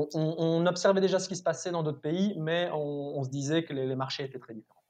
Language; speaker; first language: French; native; French